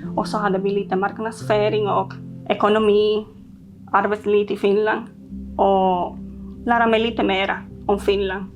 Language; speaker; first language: Swedish; non-native, fluent; Spanish